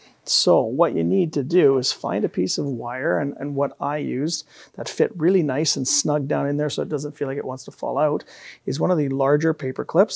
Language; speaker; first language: English; native; English